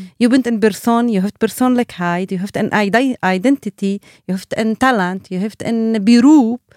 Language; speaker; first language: Dutch; non-native, learner; Arabic